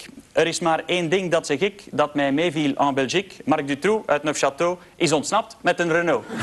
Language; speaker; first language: Dutch; native; Dutch